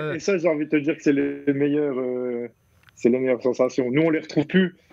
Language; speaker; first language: French; native; French